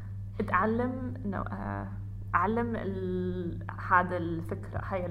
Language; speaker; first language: Arabic; non-native, learner; English